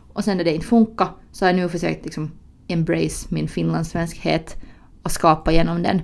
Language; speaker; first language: Swedish; early bilingual, other home language; Finnish